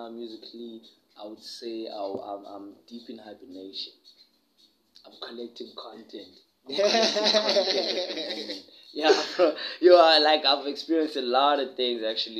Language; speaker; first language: English; non-native, local second language; Xhosa